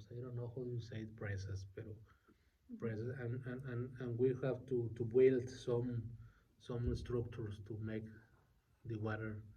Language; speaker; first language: English; non-native, learner; Spanish